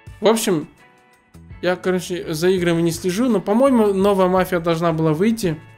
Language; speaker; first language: Russian; early bilingual, other home language; Azerbaijani